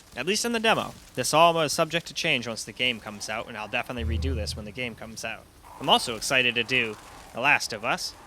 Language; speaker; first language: English; native; English